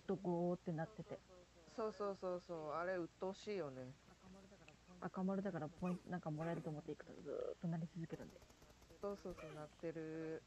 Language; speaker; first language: Japanese; native; Japanese